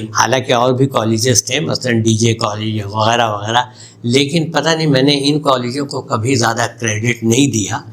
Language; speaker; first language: Urdu; native; Urdu